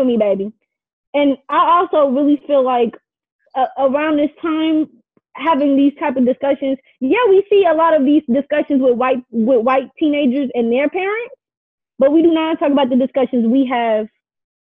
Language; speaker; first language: English; native; English